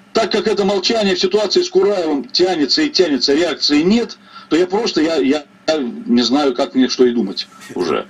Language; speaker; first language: Russian; native; Russian